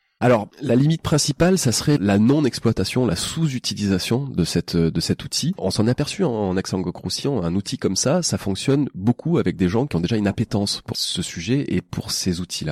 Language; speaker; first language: French; native; French